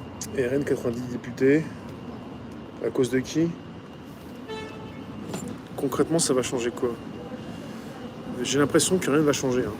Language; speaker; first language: French; native; French